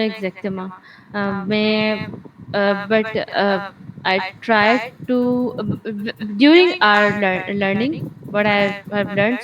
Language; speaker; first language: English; non-native, local second language; Urdu